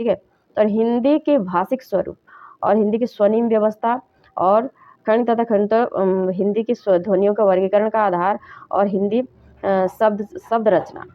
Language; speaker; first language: Hindi; native; Hindi